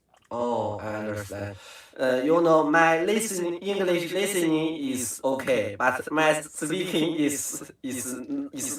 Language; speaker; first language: English; non-native, learner; Chinese